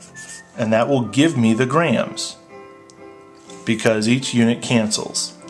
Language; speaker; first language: English; native; English